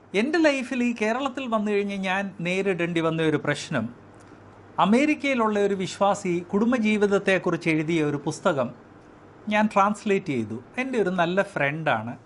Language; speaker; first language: Malayalam; non-native, local second language; Hindi